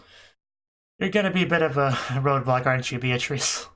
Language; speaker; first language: English; native; English